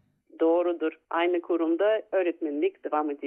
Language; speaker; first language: Turkish; non-native, fluent; Russian